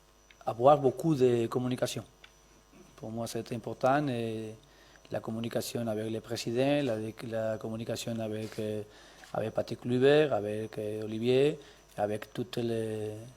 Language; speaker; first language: French; non-native, learner; Spanish